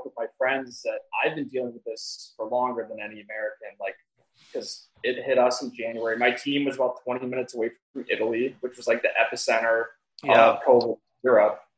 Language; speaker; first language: English; native; English